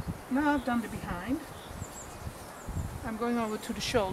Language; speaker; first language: English; non-native, fluent; Swedish